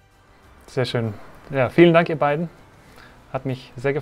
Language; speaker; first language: German; native; German